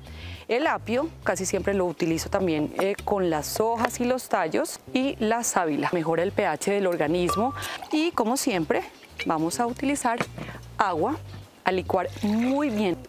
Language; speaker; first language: Spanish; native; Spanish